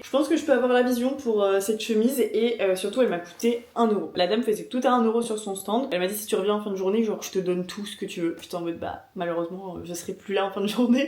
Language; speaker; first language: French; native; French